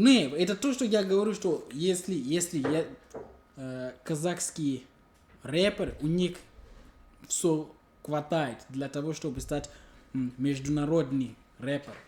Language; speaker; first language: Russian; non-native, learner; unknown